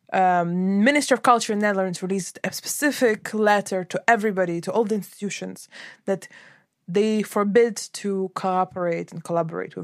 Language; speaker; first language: English; non-native, fluent; Ukrainian